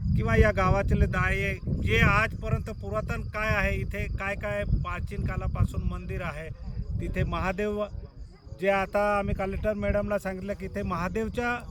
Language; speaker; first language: Marathi; non-native, local second language; Bhili